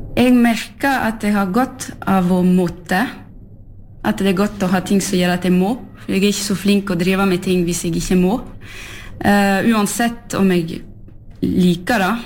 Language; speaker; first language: Norwegian; early bilingual, heritage; French